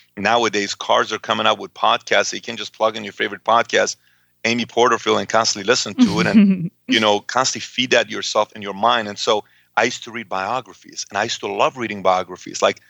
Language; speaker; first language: English; early bilingual, other home language; Persian